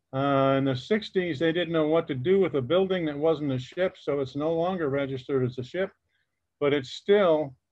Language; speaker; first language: English; native; English